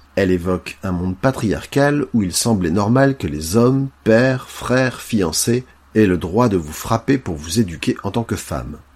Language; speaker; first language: French; native; French